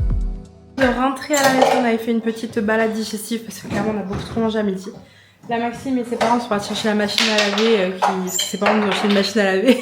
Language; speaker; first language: French; native; French